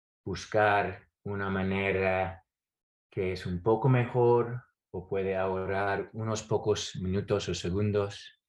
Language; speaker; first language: Spanish; non-native, fluent; English